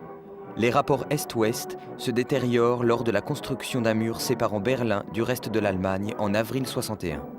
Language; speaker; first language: French; native; French